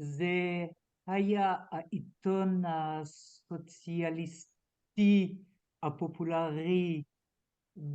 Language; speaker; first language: Hebrew; non-native, learner; French